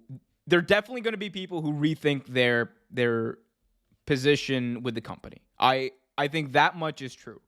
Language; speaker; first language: English; native; English